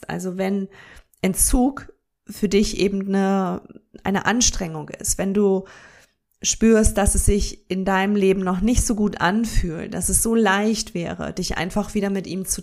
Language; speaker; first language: German; native; German